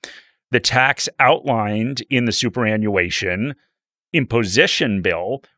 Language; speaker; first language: English; native; English